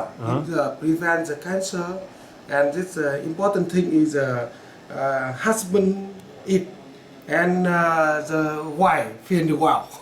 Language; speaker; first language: English; non-native, learner; Vietnamese